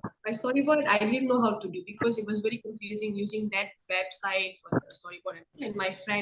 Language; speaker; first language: English; non-native, local second language; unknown